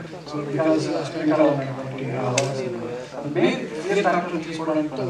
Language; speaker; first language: Telugu; native; Telugu